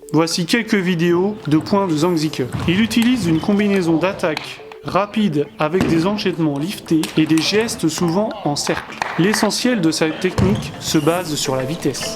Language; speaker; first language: French; native; French